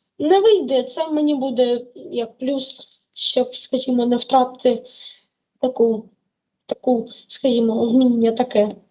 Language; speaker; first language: Ukrainian; native; Ukrainian